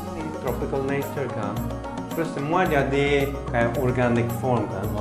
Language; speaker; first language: Indonesian; non-native, fluent; Swedish